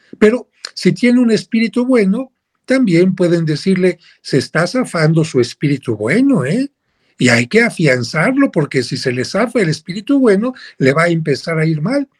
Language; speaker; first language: Spanish; native; Spanish